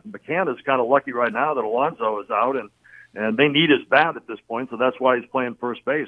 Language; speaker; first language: English; native; English